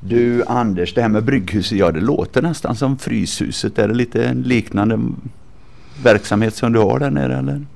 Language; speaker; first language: Swedish; native; Swedish